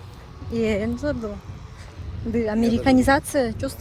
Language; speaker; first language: Russian; non-native, local second language; Tuvinian